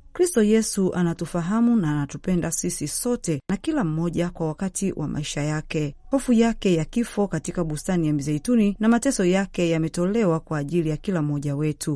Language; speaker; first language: Swahili; native; Swahili